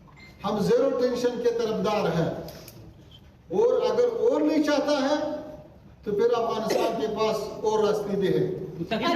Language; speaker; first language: Hindi; non-native, fluent; Pashto